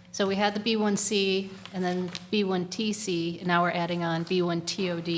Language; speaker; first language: English; native; English